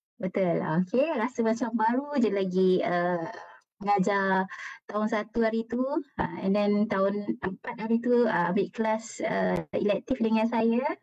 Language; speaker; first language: Malay; native; Malay